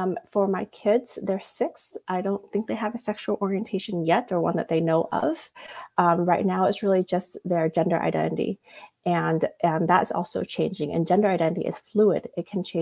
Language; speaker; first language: English; early bilingual, other home language; Vietnamese